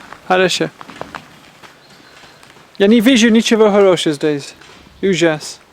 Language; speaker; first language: Russian; non-native, learner; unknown